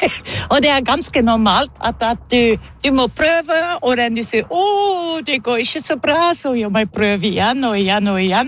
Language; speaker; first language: Norwegian; non-native, learner; German